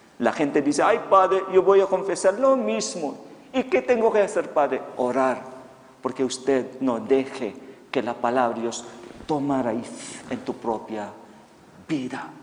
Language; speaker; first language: Spanish; non-native, fluent; Filipino